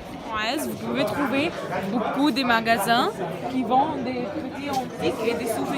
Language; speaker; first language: French; non-native, learner; Arabic